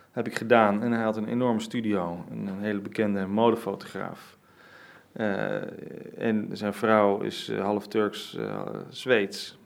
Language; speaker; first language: Dutch; native; Dutch